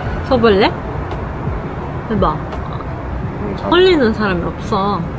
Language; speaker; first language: Korean; non-native, fluent; Japanese